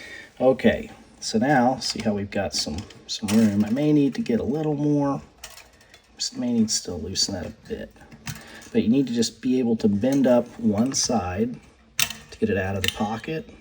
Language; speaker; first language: English; native; English